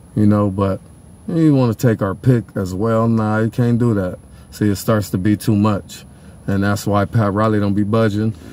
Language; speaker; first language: English; native; English